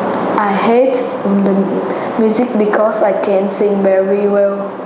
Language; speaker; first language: English; non-native, learner; Vietnamese